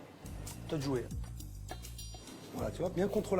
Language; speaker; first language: French; native; French